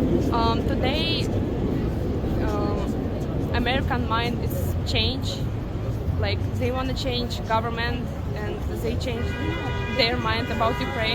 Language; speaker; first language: English; non-native, learner; Ukrainian